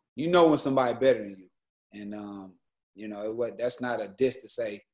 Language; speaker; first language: English; native; English